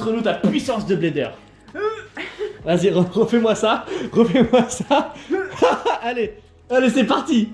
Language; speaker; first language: French; native; French